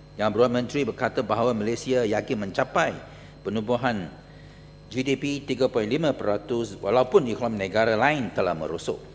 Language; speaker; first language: Malay; non-native, local second language; Chinese